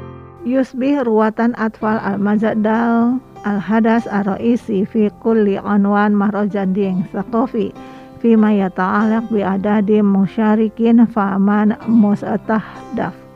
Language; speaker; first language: Arabic; non-native, fluent; Indonesian